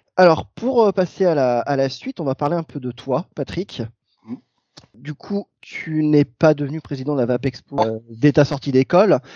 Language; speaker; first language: French; native; French